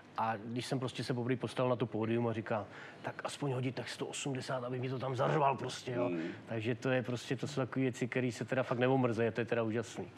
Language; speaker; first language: Czech; native; Czech